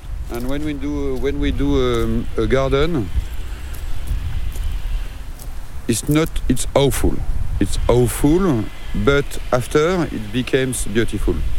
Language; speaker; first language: English; non-native, learner; French